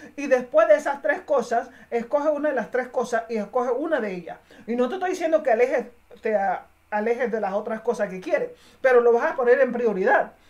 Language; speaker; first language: Spanish; native; Spanish